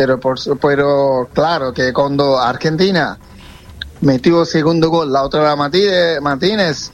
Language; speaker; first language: Spanish; non-native, fluent; Bangla